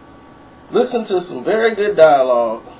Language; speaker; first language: English; native; English